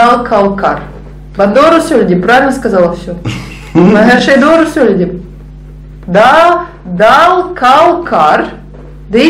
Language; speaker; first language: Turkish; non-native, learner; Russian